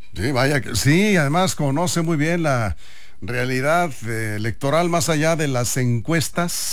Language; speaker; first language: Spanish; native; Spanish